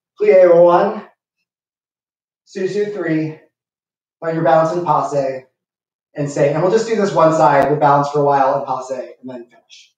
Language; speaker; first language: English; native; English